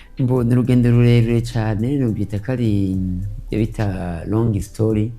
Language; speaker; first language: Rundi; native; Rundi